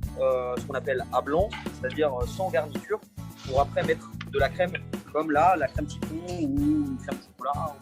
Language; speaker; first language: French; native; French